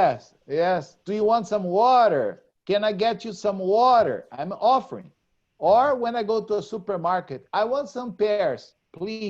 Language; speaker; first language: English; non-native, fluent; Portuguese